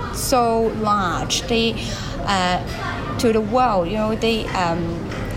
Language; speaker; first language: English; non-native, local second language; Cantonese